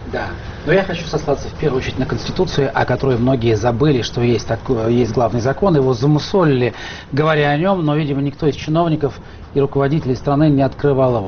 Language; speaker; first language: Russian; native; Russian